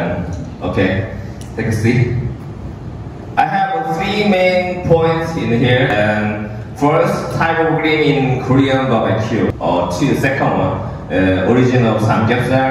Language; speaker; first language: English; non-native, learner; Korean